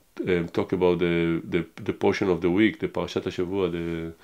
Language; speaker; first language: English; non-native, fluent; Hebrew